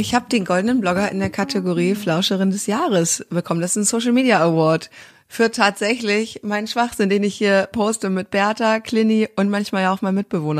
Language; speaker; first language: German; native; German